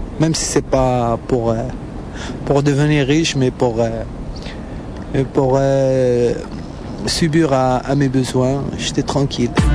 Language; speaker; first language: French; non-native, local second language; Arabic